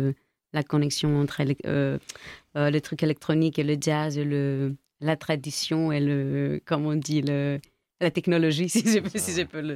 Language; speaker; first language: French; non-native, fluent; Greek